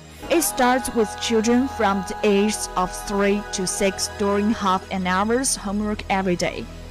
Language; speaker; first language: English; non-native, fluent; Chinese